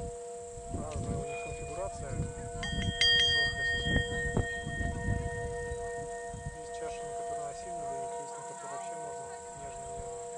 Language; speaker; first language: Russian; native; Russian